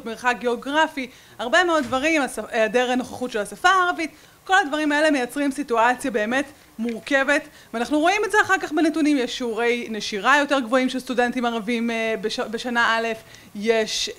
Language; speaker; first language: Hebrew; native; Hebrew